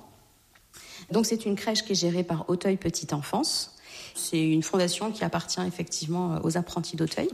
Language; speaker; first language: French; native; French